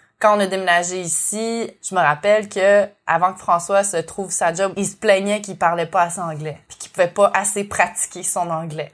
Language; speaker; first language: French; native; French